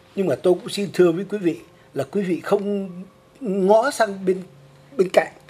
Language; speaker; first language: Vietnamese; native; Vietnamese